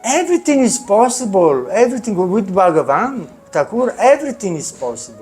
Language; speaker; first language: English; non-native, learner; Italian